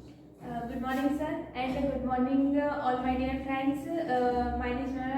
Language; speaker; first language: English; non-native, learner; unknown